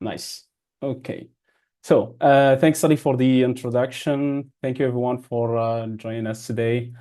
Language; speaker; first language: English; non-native, fluent; Arabic